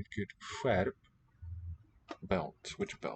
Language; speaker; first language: Swedish; non-native, learner; English